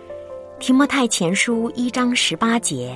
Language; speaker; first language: Chinese; native; Chinese